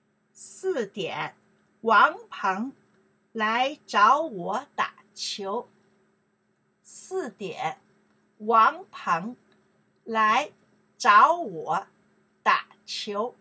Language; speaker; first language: Chinese; non-native, learner; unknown